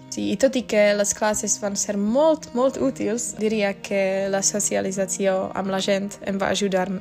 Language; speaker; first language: Catalan; non-native, fluent; Czech